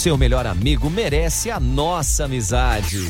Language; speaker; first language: Portuguese; native; Portuguese